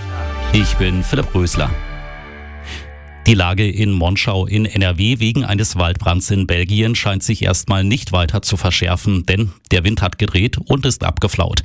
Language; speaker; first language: German; native; German